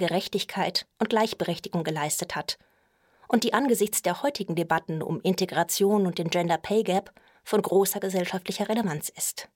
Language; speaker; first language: German; native; German